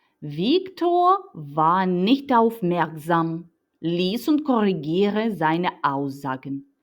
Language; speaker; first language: German; non-native, fluent; Ukrainian